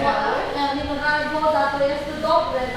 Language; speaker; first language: Polish; non-native, learner; Korean